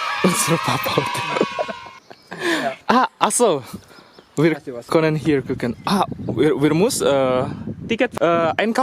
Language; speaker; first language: German; non-native, learner; Indonesian